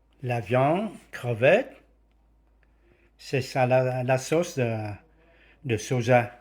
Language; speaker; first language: French; non-native, learner; Vietnamese